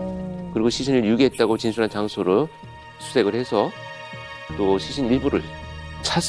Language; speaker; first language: Korean; native; Korean